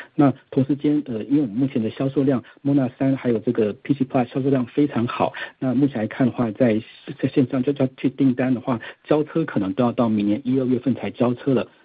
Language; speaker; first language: Chinese; native; Chinese